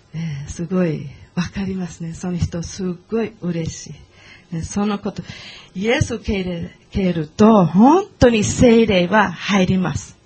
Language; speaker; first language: Japanese; non-native, learner; English